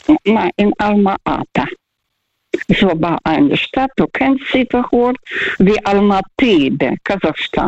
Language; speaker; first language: German; non-native, fluent; Russian